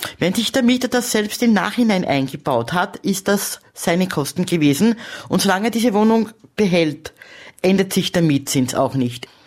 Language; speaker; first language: German; native; German